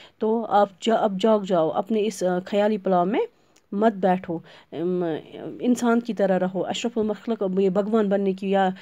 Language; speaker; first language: Urdu; non-native, local second language; Kashmiri